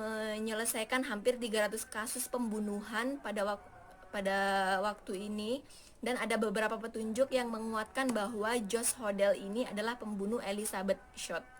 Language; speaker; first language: Indonesian; native; Indonesian